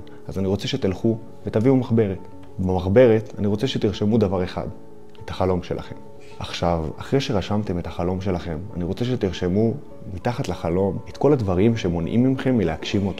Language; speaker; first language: Hebrew; native; Hebrew